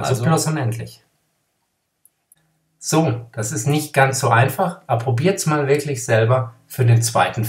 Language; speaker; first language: German; native; German